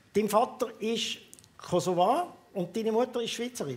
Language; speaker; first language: German; native; German